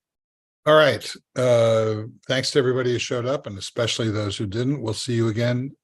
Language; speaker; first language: English; native; English